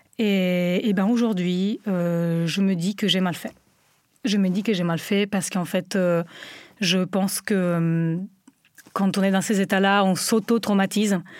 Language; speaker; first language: French; non-native, fluent; Italian